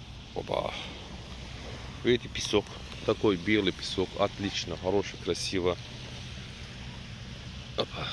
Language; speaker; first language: Russian; non-native, learner; Turkish